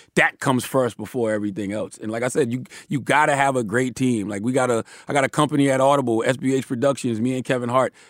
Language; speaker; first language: English; native; English